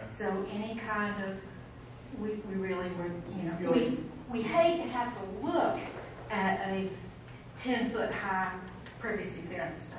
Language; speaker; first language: English; native; English